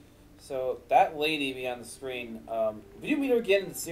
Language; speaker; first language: English; native; English